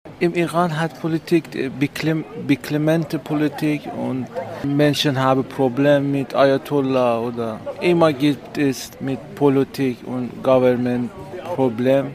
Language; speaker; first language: German; non-native, learner; Persian